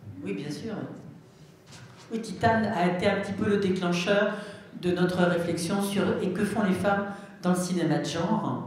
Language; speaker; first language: French; native; French